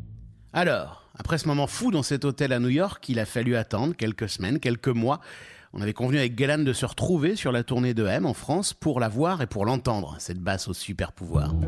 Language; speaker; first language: French; native; French